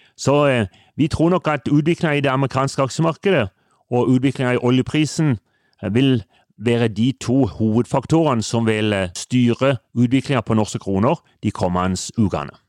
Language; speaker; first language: Norwegian; native; Norwegian